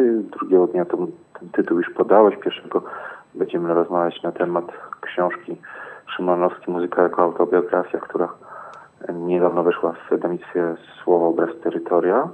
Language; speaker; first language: Polish; native; Polish